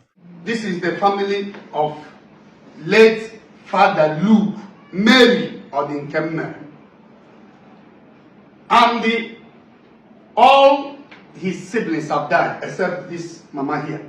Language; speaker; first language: English; non-native, local second language; Igbo